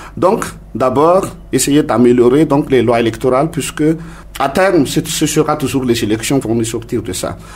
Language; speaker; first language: French; non-native, local second language; Malagasy